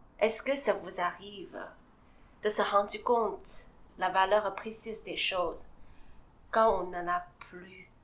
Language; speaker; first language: French; non-native, fluent; Chinese